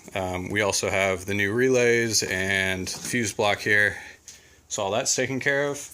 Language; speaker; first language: English; native; English